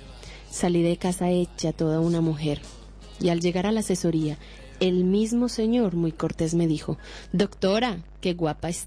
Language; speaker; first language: Spanish; native; Spanish